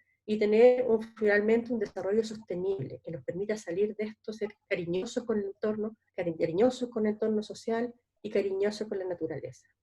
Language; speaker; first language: Spanish; native; Spanish